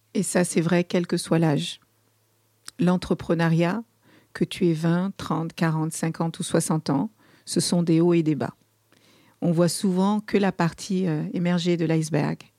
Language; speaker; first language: French; early bilingual, other home language; Kabuverdianu